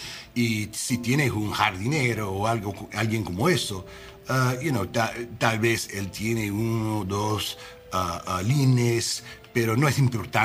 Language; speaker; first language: Spanish; non-native, learner; English